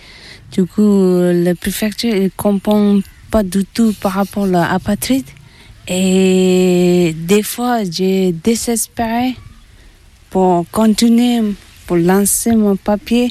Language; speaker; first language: French; non-native, learner; Tibetan